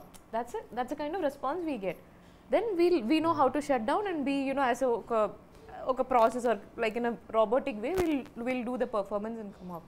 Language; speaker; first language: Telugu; non-native, learner; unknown